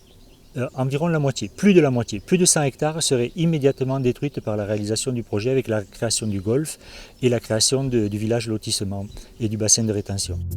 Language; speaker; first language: French; native; French